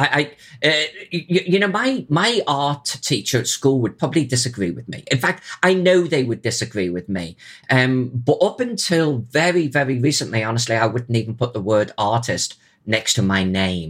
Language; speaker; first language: English; native; English